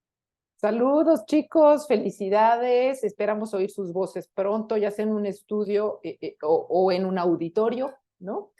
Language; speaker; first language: Spanish; native; Spanish